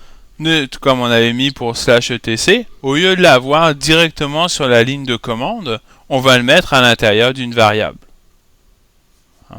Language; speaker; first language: French; native; French